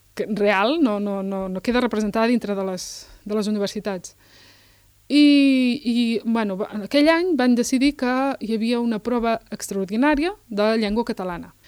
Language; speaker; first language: Catalan; early bilingual, other home language; Berber languages